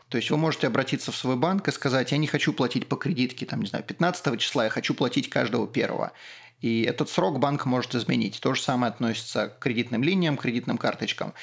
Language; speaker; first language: Russian; native; Russian